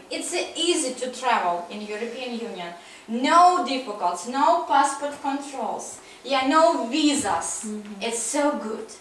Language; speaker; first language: English; non-native, fluent; Russian